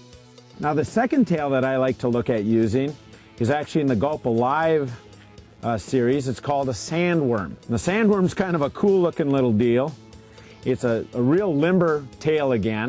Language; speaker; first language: English; native; English